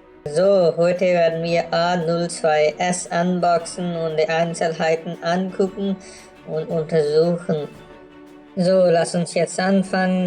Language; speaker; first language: German; non-native, fluent; Urdu